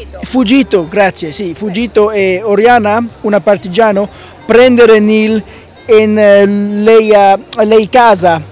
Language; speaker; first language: Italian; non-native, learner; English